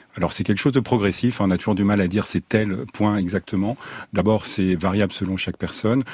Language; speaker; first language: French; native; French